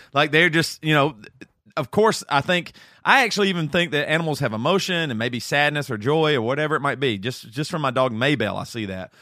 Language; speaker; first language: English; native; English